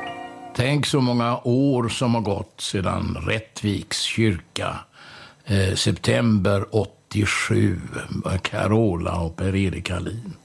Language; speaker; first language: Swedish; native; Swedish